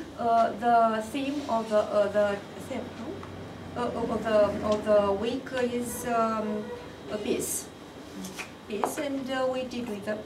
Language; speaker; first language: English; non-native, fluent; Romanian